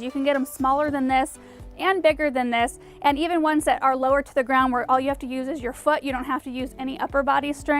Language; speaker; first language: English; native; English